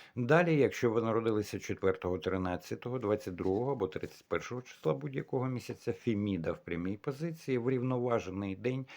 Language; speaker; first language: Ukrainian; non-native, local second language; Russian